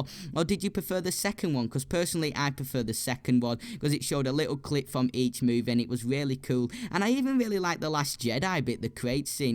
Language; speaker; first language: English; native; English